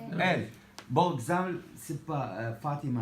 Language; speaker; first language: French; non-native, learner; Arabic